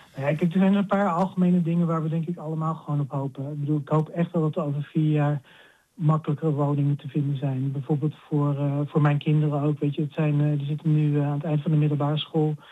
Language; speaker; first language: Dutch; native; Dutch